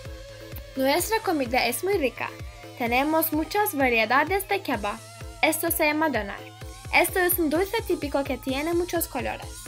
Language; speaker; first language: Spanish; non-native, learner; Turkish